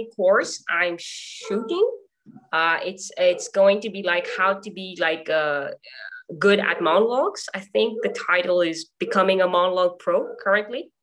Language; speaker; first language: English; non-native, fluent; Morisyen